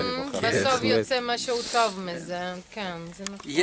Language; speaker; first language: Hebrew; non-native, fluent; Polish